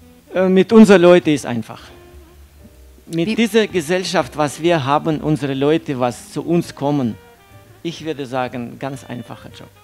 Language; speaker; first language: German; non-native, fluent; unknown